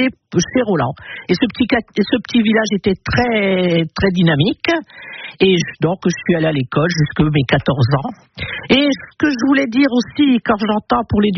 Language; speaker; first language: French; native; French